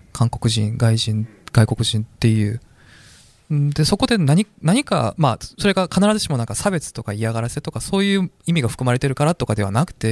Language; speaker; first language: Japanese; non-native, fluent; Korean